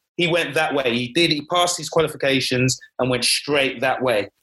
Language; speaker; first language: English; native; English